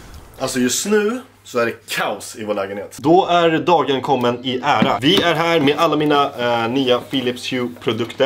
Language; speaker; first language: Swedish; native; Swedish